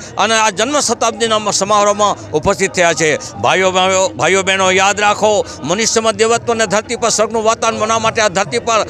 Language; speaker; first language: Gujarati; native; Gujarati